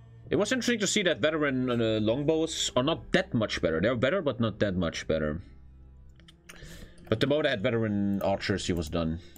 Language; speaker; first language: English; non-native, fluent; German